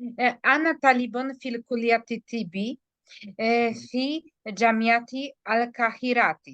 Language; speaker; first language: Arabic; non-native, learner; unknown